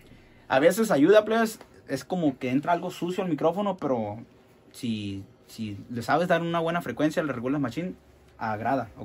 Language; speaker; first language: Spanish; native; Spanish